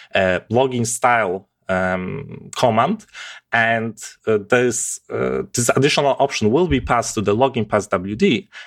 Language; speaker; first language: English; non-native, fluent; Polish